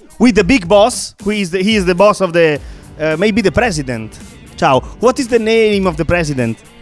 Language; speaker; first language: English; non-native, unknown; Italian